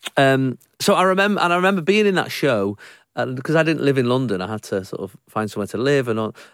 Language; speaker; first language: English; native; English